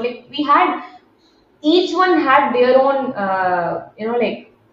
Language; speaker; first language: English; non-native, local second language; Tamil